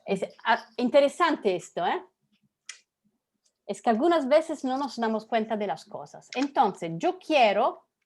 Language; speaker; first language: Spanish; non-native, fluent; Italian